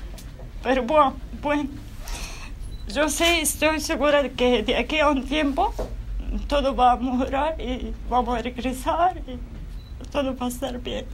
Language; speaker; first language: Spanish; non-native, fluent; Arabic